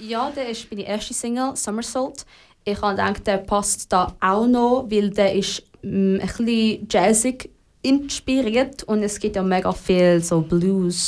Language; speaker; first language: German; native; German